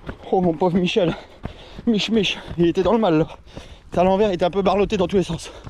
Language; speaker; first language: French; native; French